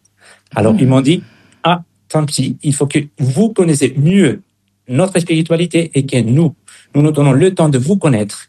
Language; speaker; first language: French; non-native, fluent; Spanish